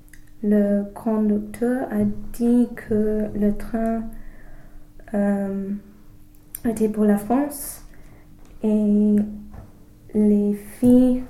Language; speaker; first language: French; non-native, learner; English